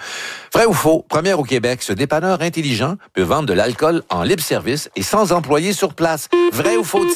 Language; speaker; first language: French; native; French